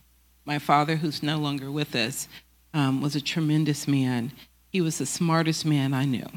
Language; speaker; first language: English; native; English